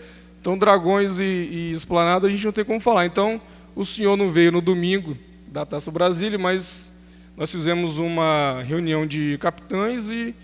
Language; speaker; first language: Portuguese; native; Portuguese